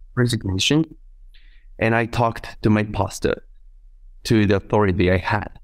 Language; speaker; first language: English; non-native, fluent; Spanish